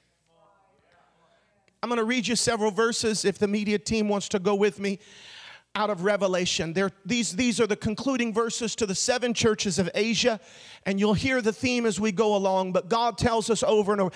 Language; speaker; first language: English; native; English